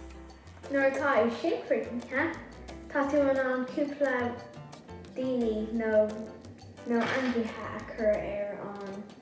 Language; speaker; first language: Irish; non-native, local second language; English